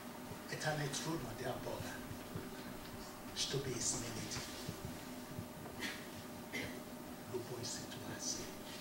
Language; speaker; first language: Russian; non-native, fluent; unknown